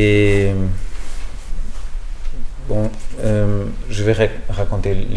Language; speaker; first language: French; non-native, learner; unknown